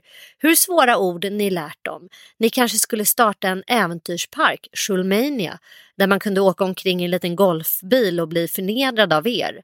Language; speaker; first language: Swedish; native; Swedish